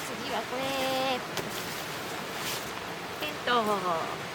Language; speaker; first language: Japanese; native; Japanese